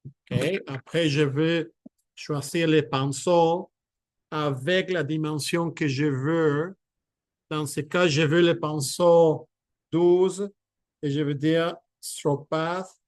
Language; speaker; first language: French; non-native, fluent; Spanish